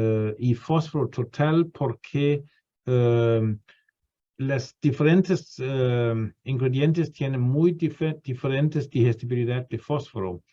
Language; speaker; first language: Spanish; non-native, fluent; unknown